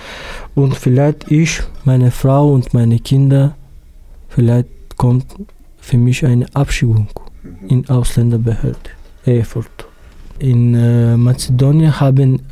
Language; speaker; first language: German; non-native, learner; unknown